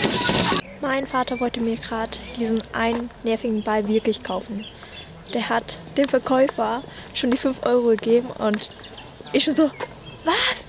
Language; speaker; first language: German; early bilingual, other home language; Vietnamese